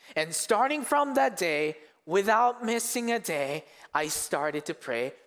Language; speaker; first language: English; early bilingual, other home language; Korean